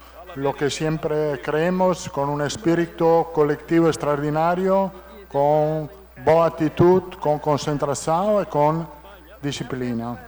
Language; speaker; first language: Portuguese; non-native, learner; Italian